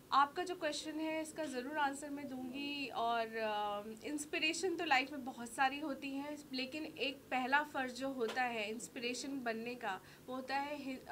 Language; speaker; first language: Hindi; native; Hindi